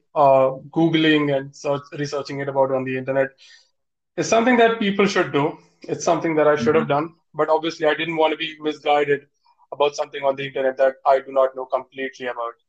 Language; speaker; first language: English; non-native, local second language; Hindi